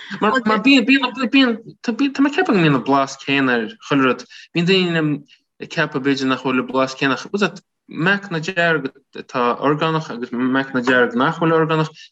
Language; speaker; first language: Irish; native; Irish